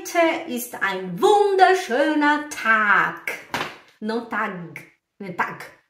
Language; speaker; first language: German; non-native, fluent; Portuguese